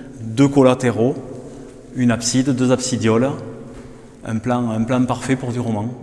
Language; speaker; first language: French; native; French